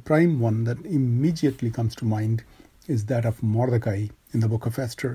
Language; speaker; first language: English; non-native, local second language; Urdu